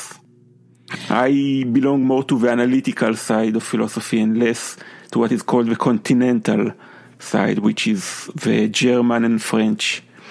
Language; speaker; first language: English; non-native, fluent; Hebrew